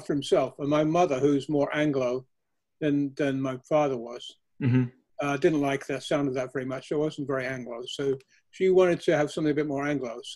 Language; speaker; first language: English; native; English